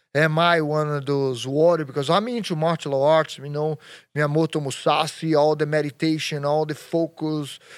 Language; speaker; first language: English; non-native, learner; Portuguese